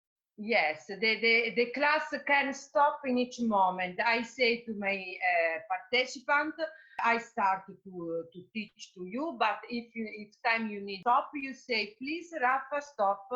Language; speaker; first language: English; non-native, fluent; Italian